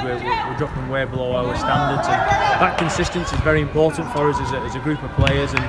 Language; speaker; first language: English; native; English